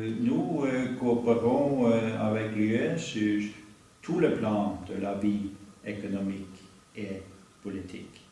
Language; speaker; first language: French; non-native, learner; Norwegian